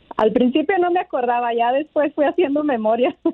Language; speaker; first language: Spanish; native; Spanish